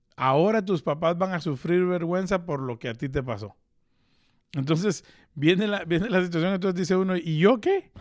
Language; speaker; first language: Spanish; early bilingual, heritage; Spanish